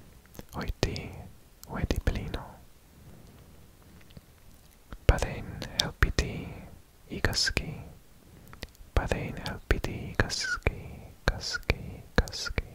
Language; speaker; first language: Welsh; non-native, local second language; English